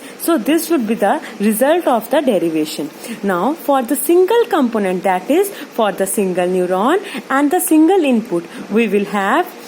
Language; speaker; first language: English; non-native, local second language; Hindi